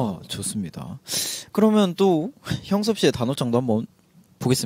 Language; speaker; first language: Korean; native; Korean